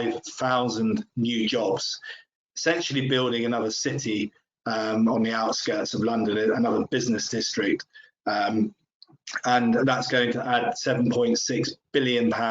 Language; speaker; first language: English; native; English